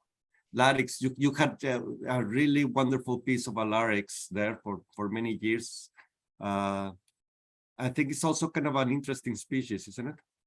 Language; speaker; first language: English; non-native, fluent; Spanish